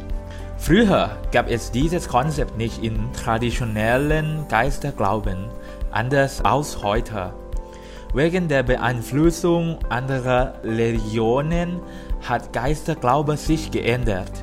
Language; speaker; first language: German; non-native, learner; Thai